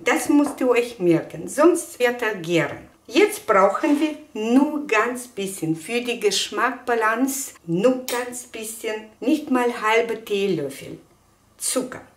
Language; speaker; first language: German; non-native, fluent; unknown